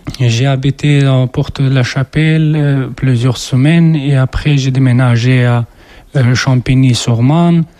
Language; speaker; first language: French; non-native, learner; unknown